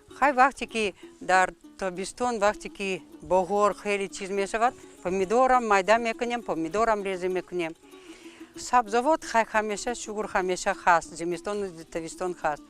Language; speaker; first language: Tajik; non-native, fluent; Russian